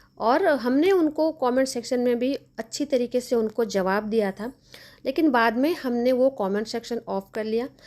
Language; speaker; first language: Hindi; non-native, local second language; Bangla